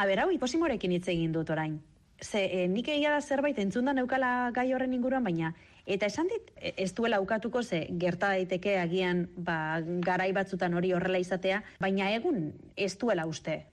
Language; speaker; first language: Basque; native; Basque